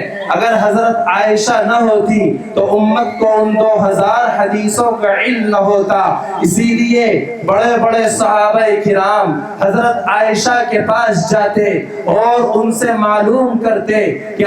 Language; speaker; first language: Urdu; native; Urdu